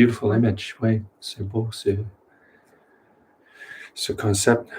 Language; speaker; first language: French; non-native, learner; English